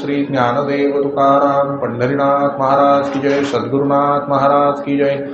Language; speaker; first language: Hindi; non-native, local second language; Marathi